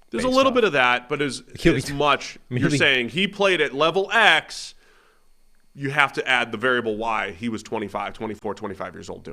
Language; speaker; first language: English; native; English